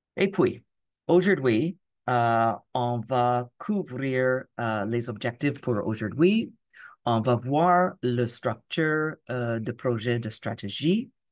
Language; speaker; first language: French; non-native, local second language; English